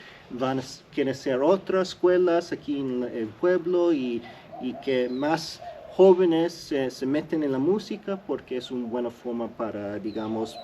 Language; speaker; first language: Spanish; early bilingual, heritage; English